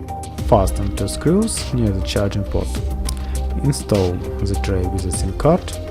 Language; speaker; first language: English; non-native, fluent; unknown